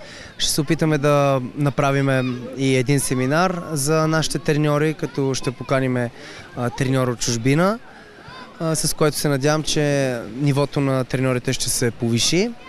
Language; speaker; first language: Bulgarian; native; Bulgarian